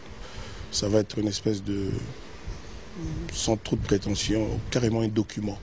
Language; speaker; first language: French; non-native, local second language; Lingala